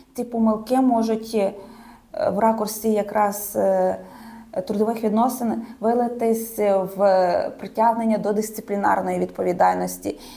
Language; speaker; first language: Ukrainian; native; Ukrainian